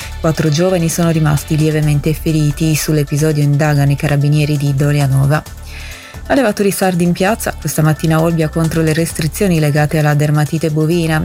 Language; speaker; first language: Italian; native; Italian